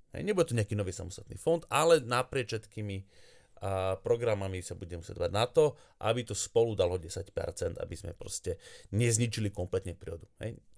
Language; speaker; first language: Slovak; native; Slovak